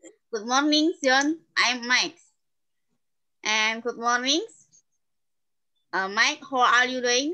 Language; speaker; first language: English; non-native, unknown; Indonesian